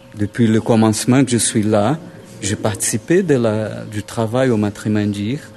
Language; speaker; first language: French; non-native, fluent; Portuguese